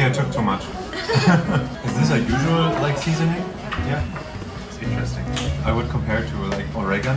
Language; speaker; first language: English; non-native, fluent; German